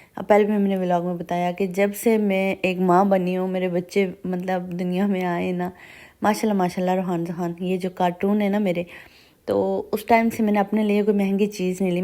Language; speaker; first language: Hindi; non-native, local second language; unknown